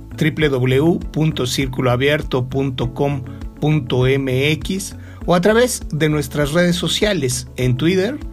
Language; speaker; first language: Spanish; native; Spanish